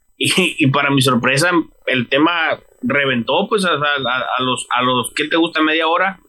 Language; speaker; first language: Spanish; native; Spanish